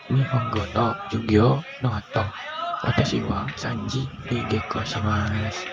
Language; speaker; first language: Japanese; non-native, learner; Indonesian